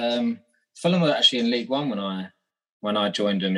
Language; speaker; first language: English; native; English